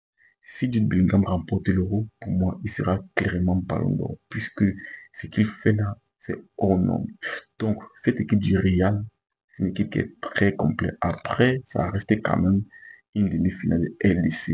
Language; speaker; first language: French; native; French